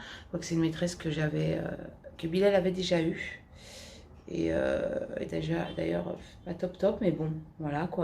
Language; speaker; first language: French; native; French